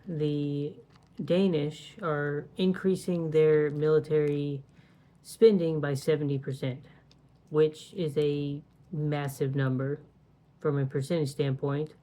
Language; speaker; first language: English; native; English